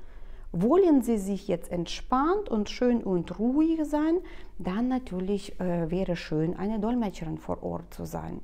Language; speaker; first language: German; non-native, fluent; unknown